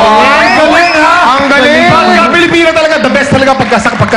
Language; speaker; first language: Filipino; native; Filipino